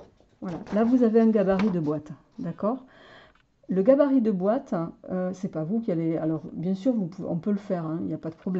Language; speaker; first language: French; native; French